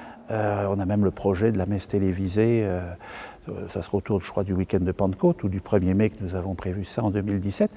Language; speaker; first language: French; native; French